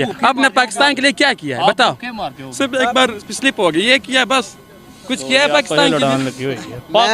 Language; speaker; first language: Hindi; non-native, fluent; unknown